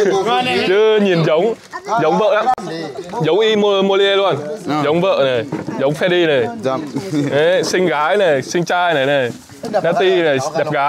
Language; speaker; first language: Vietnamese; native; Vietnamese